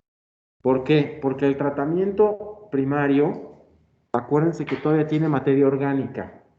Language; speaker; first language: Spanish; native; Spanish